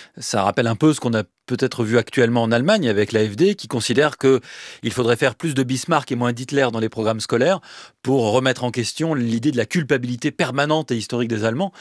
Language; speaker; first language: French; native; French